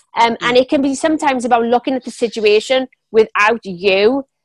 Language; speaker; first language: English; native; English